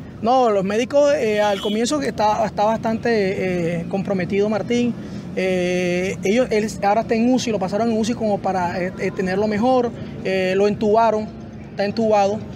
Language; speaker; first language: Spanish; native; Spanish